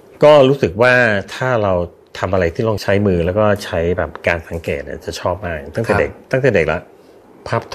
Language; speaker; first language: Thai; native; Thai